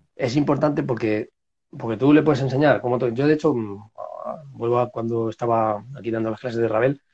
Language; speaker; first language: Spanish; native; Spanish